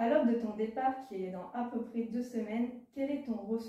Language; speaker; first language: French; native; French